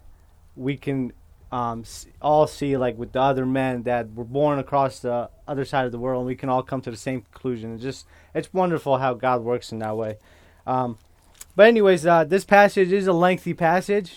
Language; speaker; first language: English; non-native, fluent; Kurdish